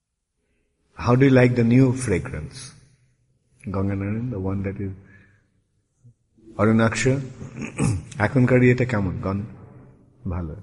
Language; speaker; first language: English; non-native, local second language; Bangla